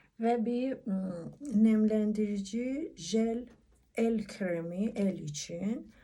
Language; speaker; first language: Turkish; non-native, learner; Persian